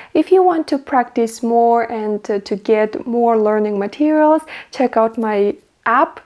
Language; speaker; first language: English; non-native, fluent; Kazakh